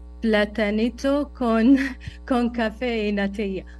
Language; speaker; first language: Spanish; non-native, learner; Arabic